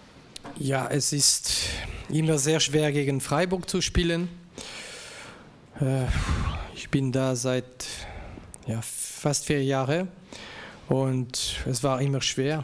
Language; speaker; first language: German; non-native, local second language; French